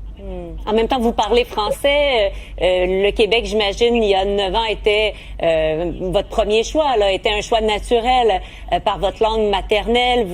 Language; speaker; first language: French; native; French